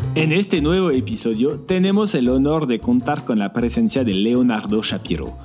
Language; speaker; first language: Spanish; non-native, fluent; French